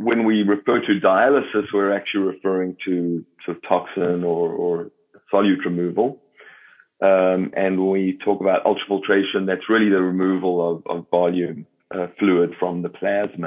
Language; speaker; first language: English; native; English